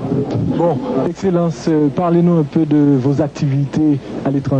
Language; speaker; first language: French; non-native, local second language; Haitian Creole